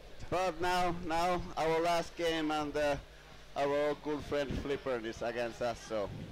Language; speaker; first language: English; non-native, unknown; Finnish